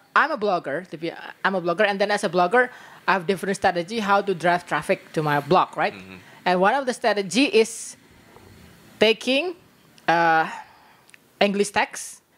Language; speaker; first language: English; non-native, learner; Indonesian